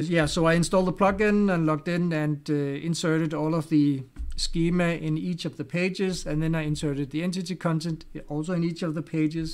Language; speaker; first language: English; non-native, fluent; Danish